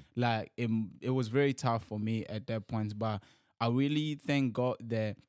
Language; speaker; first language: English; early bilingual, other home language; Lingala